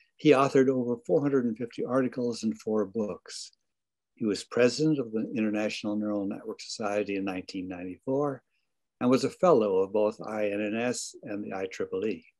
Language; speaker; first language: English; native; English